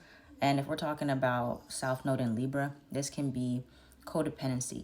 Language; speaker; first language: English; native; English